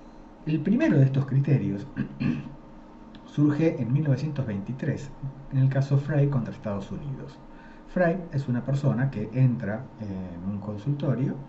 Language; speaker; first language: Spanish; native; Spanish